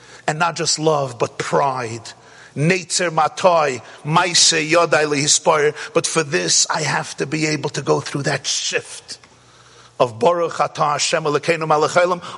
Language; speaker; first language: English; native; English